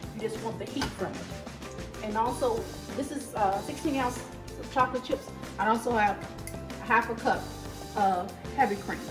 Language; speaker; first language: English; native; English